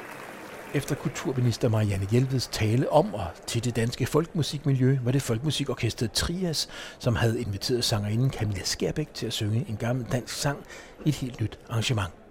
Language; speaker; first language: Danish; native; Danish